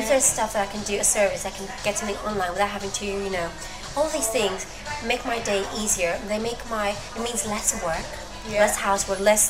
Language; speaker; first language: English; non-native, fluent; Greek